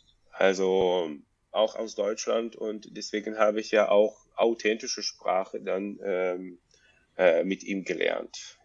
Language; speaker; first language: German; non-native, fluent; Russian